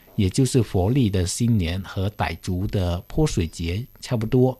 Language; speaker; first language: Chinese; early bilingual, heritage; Khmer